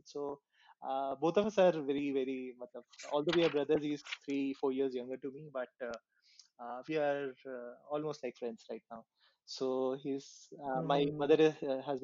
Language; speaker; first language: English; non-native, local second language; Hindi